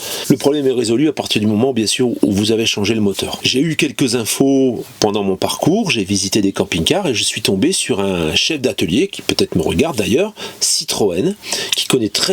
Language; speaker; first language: French; native; French